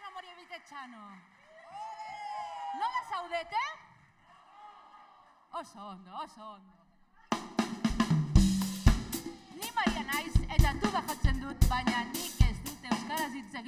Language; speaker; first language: Basque; non-native, learner; Spanish